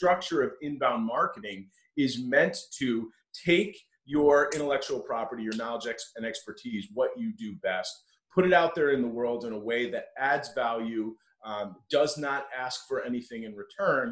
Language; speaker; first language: English; native; English